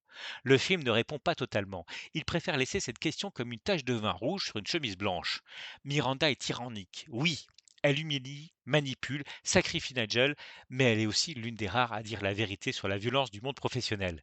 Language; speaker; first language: French; native; French